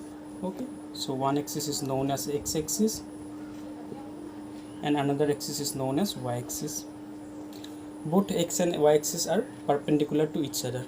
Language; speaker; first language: English; non-native, local second language; Hindi